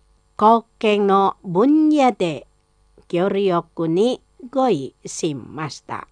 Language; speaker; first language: Japanese; non-native, fluent; Indonesian